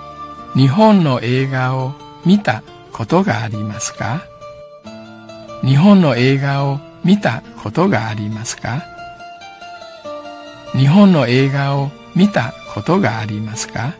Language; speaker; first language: Japanese; non-native, fluent; Min Nan Chinese